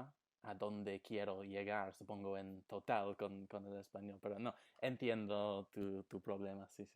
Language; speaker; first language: Spanish; non-native, fluent; English